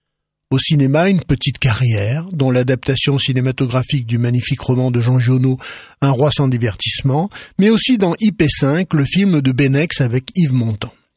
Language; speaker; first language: French; native; French